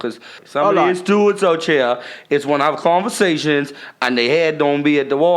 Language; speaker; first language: English; native; English